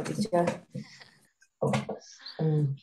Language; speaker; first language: English; non-native, learner; Vietnamese